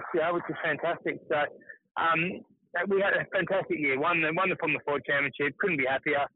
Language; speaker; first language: English; native; English